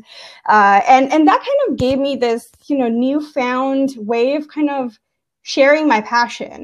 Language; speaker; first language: English; non-native, local second language; Gujarati